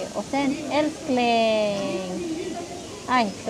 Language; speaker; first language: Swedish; non-native, learner; Filipino